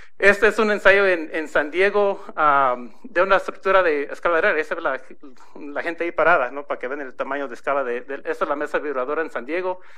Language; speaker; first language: Spanish; early bilingual, heritage; Spanish